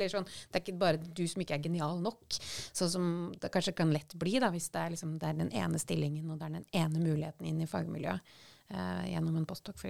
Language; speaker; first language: Norwegian; native; Norwegian